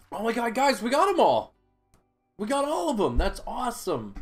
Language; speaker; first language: English; native; English